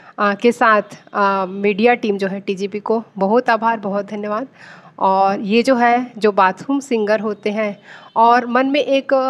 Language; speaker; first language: Hindi; native; Hindi